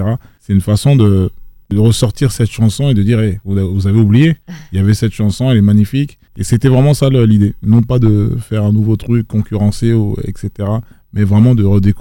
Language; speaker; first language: French; native; French